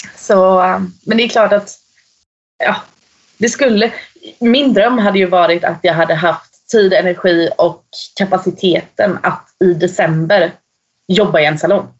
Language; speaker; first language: Swedish; native; Swedish